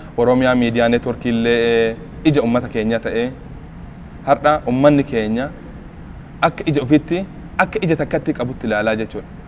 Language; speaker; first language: Oromo; native; Oromo